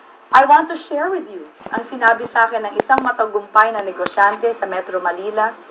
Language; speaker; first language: Filipino; native; Filipino